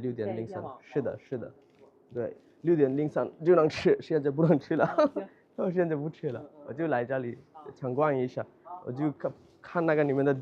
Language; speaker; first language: Chinese; non-native, learner; Bangla